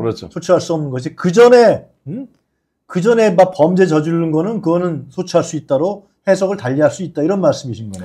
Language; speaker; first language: Korean; native; Korean